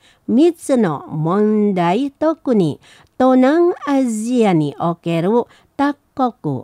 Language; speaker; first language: Japanese; non-native, learner; Indonesian